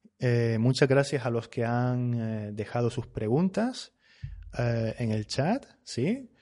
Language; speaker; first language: Spanish; native; Spanish